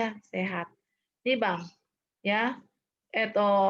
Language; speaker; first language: Indonesian; native; Indonesian